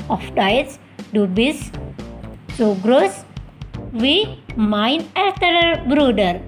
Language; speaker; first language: German; non-native, fluent; Indonesian